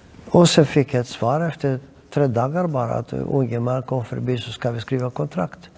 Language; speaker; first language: Swedish; non-native, fluent; Greek